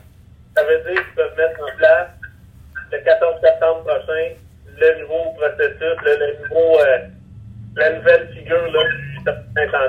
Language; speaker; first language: French; native; French